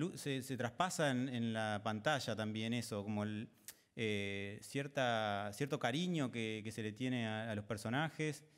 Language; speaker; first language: Spanish; native; Spanish